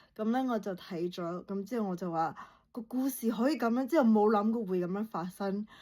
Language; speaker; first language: Cantonese; early bilingual, heritage; Cantonese